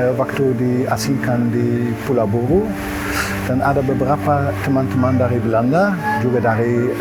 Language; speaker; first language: Indonesian; non-native, fluent; Dutch